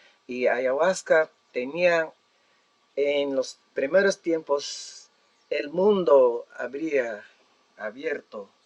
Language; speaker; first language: Spanish; non-native, local second language; Shipibo-Conibo